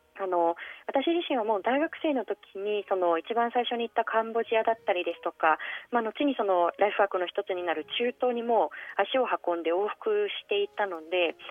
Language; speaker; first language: Japanese; native; Japanese